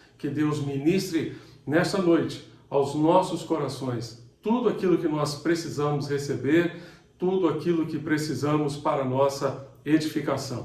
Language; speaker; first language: Portuguese; native; Portuguese